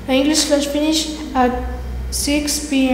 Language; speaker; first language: English; non-native, learner; Spanish